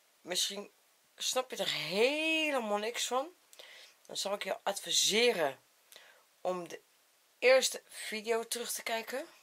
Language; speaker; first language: Dutch; native; Dutch